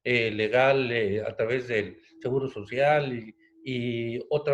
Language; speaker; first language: Spanish; native; Spanish